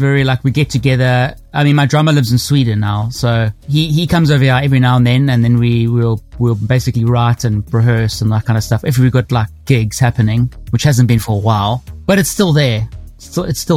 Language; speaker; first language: English; native; English